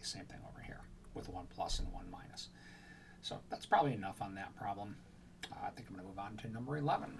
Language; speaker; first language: English; native; English